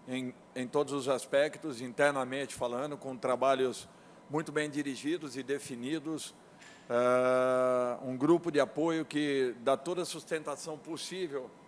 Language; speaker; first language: Portuguese; native; Portuguese